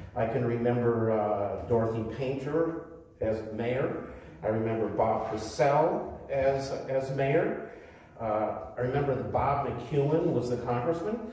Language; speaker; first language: English; native; English